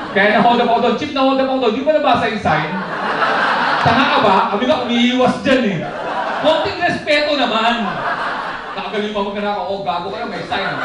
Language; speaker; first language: Filipino; native; Filipino